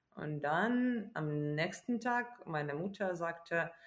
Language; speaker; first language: German; non-native, fluent; Ukrainian